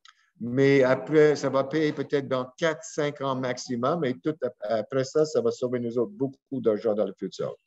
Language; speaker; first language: French; non-native, local second language; English